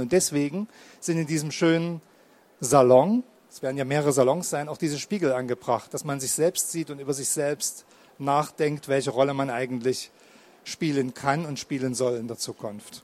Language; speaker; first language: German; native; German